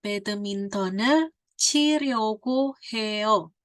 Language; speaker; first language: Korean; non-native, fluent; Indonesian